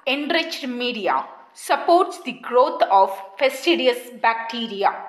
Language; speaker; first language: English; non-native, local second language; Malayalam